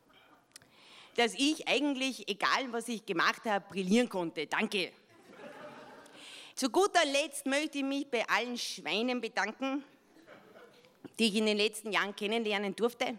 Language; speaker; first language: German; native; German